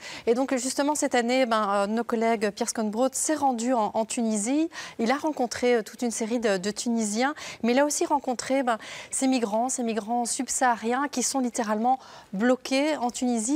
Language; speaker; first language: French; native; French